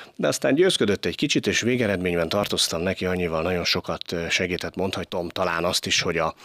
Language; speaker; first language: Hungarian; native; Hungarian